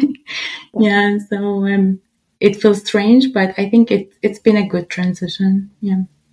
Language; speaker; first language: English; non-native, fluent; Arabic